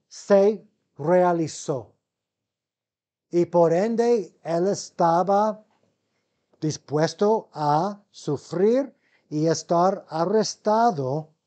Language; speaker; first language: Spanish; non-native, fluent; English